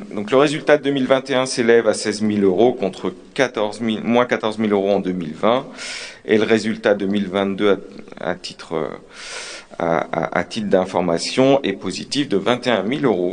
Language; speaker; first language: French; native; French